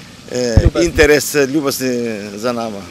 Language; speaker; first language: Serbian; non-native, learner; Greek